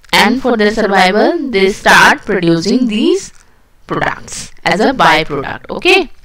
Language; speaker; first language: English; non-native, local second language; Hindi